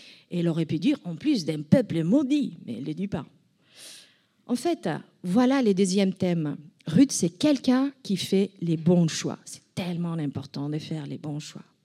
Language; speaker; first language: French; non-native, fluent; Spanish